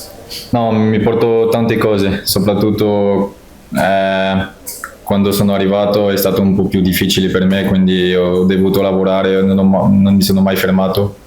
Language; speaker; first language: Italian; non-native, fluent; French